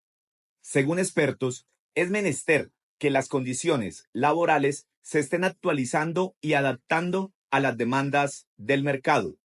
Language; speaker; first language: Spanish; native; Spanish